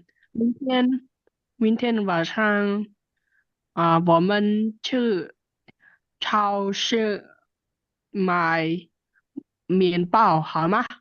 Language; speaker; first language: Chinese; non-native, learner; Khmer